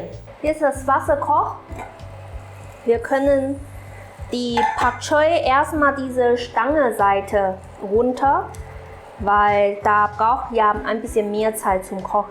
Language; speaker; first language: German; non-native, fluent; Chinese